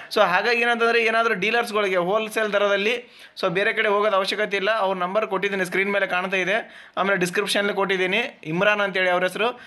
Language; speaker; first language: Kannada; native; Kannada